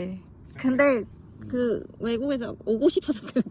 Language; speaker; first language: Korean; non-native, learner; Khmer